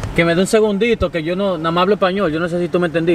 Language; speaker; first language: Spanish; early bilingual, heritage; Spanish